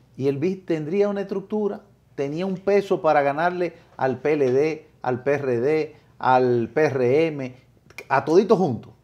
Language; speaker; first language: Spanish; native; Spanish